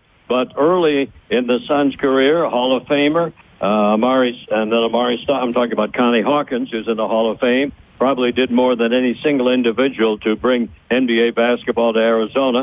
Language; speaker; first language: English; native; English